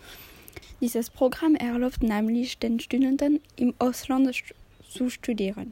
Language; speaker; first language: German; non-native, learner; French